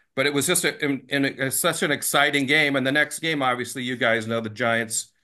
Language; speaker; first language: English; native; English